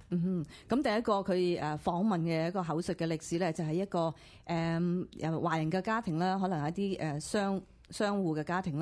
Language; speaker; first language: Cantonese; native; Cantonese